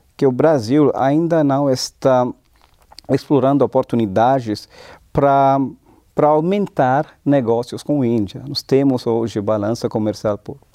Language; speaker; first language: Portuguese; non-native, fluent; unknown